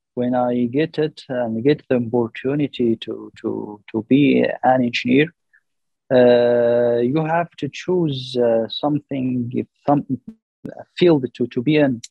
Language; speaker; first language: English; non-native, learner; Arabic